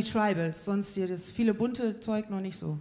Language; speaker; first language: German; native; German